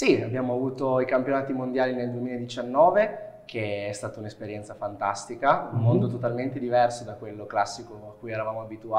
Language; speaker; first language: Italian; native; Italian